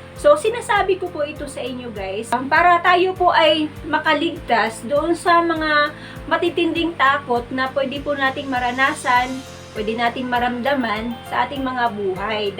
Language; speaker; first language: Filipino; non-native, local second language; Cebuano